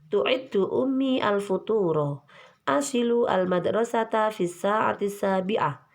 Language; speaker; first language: Arabic; non-native, fluent; Indonesian